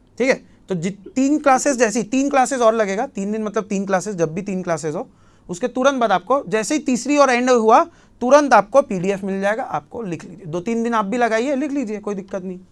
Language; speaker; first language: Hindi; native; Hindi